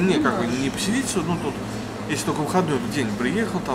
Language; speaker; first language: Russian; native; Russian